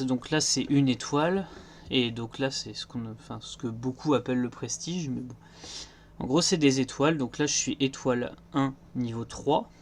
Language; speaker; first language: French; native; French